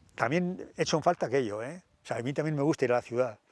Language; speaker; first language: Spanish; native; Spanish